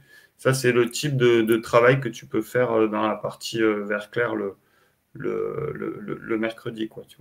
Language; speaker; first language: French; native; French